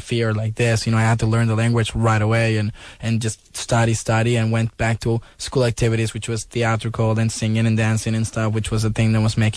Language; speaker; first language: English; non-native, fluent; Spanish